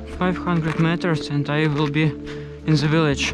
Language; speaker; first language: English; non-native, learner; Russian